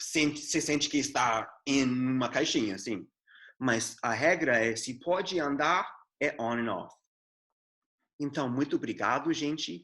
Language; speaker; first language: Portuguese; non-native, fluent; English